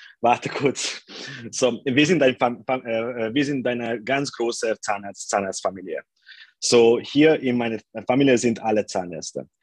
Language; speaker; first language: German; non-native, fluent; Hungarian